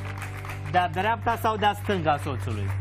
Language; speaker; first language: Romanian; native; Romanian